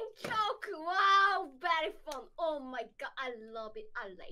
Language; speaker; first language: English; non-native, learner; Korean